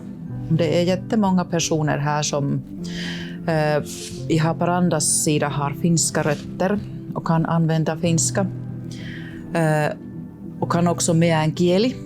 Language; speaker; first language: Swedish; non-native, local second language; Finnish